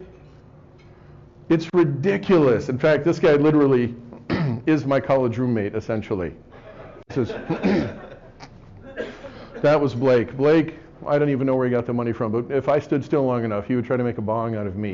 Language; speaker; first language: English; native; English